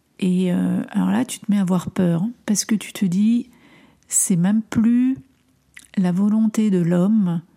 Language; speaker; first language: French; early bilingual, other home language; Armenian